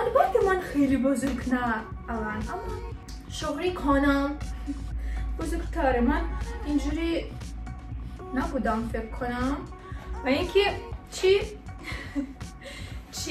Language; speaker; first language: Persian; non-native, learner; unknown